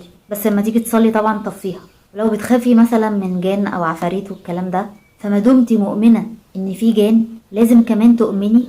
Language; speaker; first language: Arabic; native; Arabic